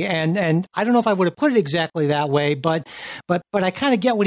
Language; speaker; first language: English; native; English